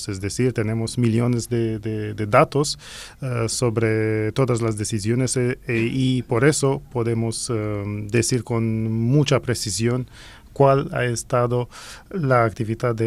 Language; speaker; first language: Spanish; non-native, fluent; Romanian